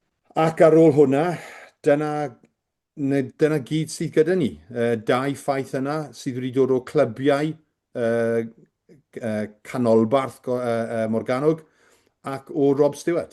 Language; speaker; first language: Welsh; native; Welsh